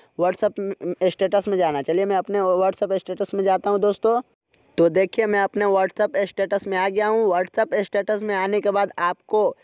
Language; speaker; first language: Hindi; native; Hindi